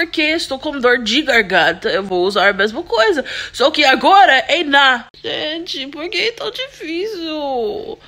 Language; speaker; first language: Portuguese; non-native, learner; English